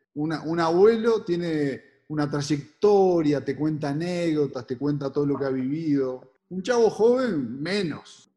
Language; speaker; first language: Spanish; native; Spanish